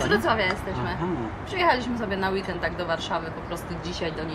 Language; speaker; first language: Polish; native; Polish